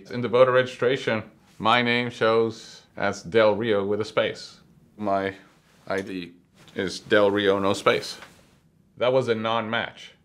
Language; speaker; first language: English; native; English